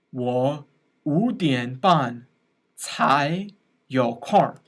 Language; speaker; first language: Chinese; non-native, fluent; English